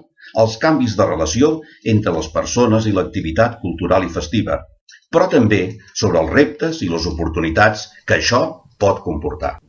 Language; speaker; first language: Catalan; native; Catalan